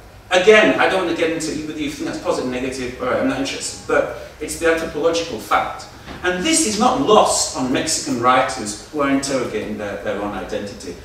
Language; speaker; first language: English; native; English